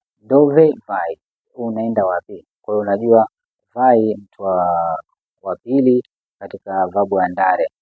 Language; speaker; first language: Swahili; native; Swahili